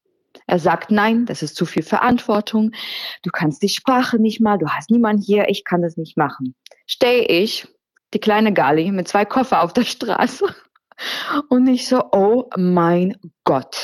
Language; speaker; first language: German; non-native, fluent; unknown